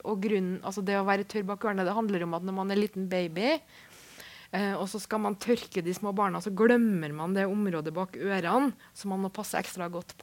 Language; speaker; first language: Norwegian; native; Norwegian